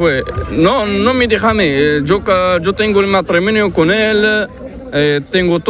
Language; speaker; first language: Spanish; non-native, learner; Arabic